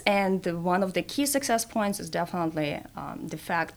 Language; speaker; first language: English; non-native, fluent; Russian